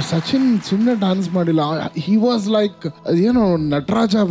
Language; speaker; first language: Kannada; native; Kannada